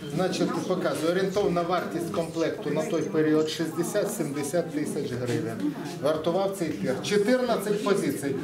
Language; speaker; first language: Ukrainian; native; Ukrainian